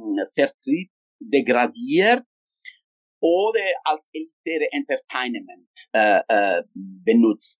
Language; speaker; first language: German; non-native, fluent; Italian